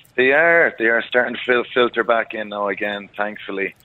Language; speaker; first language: English; native; English